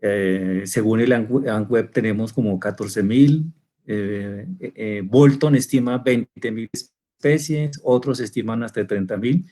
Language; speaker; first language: Spanish; native; Spanish